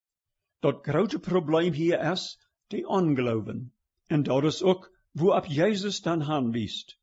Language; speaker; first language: German; early bilingual, heritage; Plautdietsch